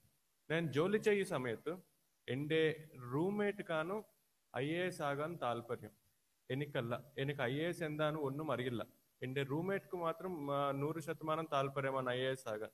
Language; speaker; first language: Malayalam; non-native, learner; Telugu